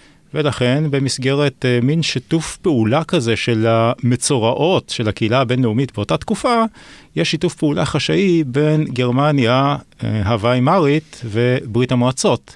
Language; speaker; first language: Hebrew; native; Hebrew